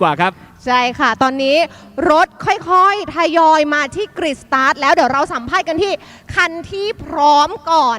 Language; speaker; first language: Thai; native; Thai